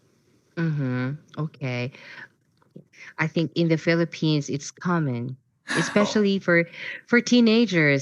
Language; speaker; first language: English; non-native, fluent; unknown